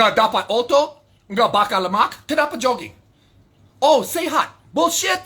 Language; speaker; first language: Indonesian; non-native, fluent; English